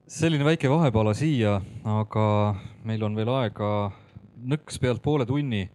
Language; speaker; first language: Estonian; native; Estonian